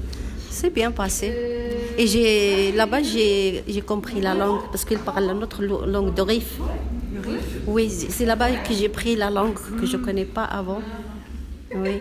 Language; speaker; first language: French; non-native, learner; Arabic